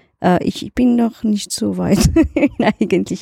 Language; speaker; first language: German; non-native, learner; Portuguese